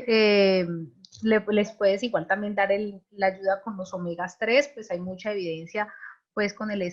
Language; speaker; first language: Spanish; native; Spanish